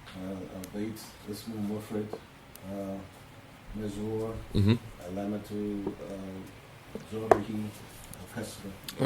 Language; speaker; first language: Arabic; non-native, learner; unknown